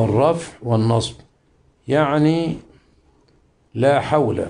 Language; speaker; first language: Arabic; native; Arabic